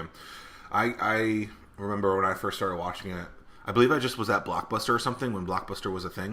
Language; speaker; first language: English; native; English